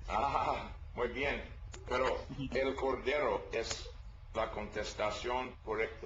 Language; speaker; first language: Spanish; non-native, learner; English